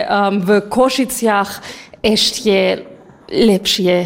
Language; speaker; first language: Slovak; non-native, learner; German